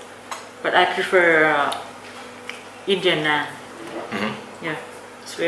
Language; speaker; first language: English; non-native, learner; Thai